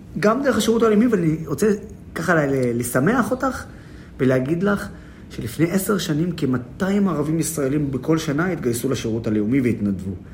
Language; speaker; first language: Hebrew; non-native, local second language; Arabic